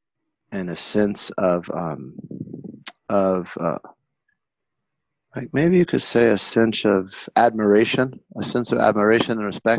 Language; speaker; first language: English; native; English